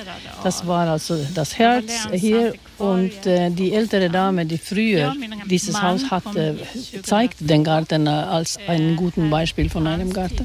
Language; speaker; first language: German; non-native, fluent; Swedish